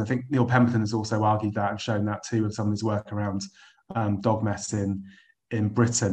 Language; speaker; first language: English; native; English